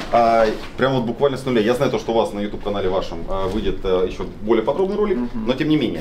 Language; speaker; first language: Russian; native; Russian